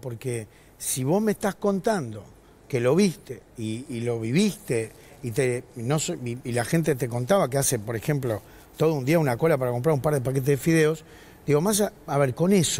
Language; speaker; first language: Spanish; native; Spanish